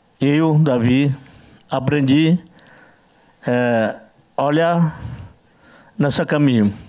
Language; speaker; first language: Portuguese; non-native, learner; Yanomámi